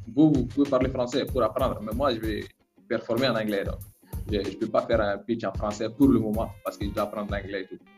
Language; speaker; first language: French; non-native, local second language; Bambara